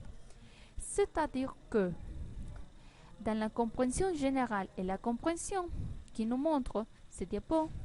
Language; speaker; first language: French; non-native, learner; Spanish